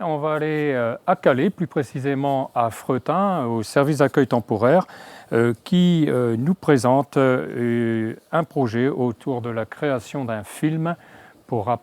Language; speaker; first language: French; native; French